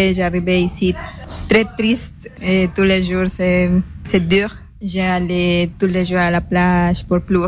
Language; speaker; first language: French; non-native, learner; Spanish